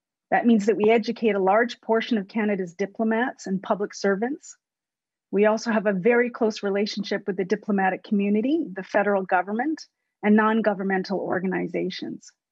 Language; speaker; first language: English; native; English